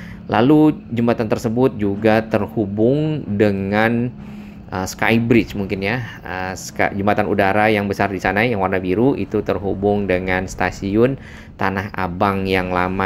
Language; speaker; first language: Indonesian; native; Indonesian